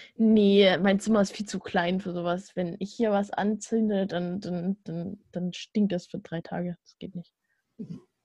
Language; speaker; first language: German; native; German